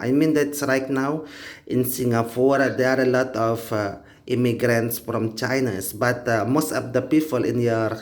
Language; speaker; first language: English; non-native, learner; Indonesian